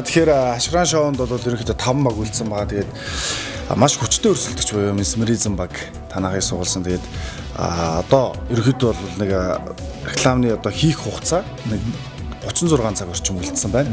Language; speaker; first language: Mongolian; native; Mongolian